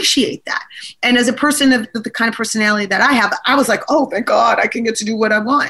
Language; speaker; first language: English; native; English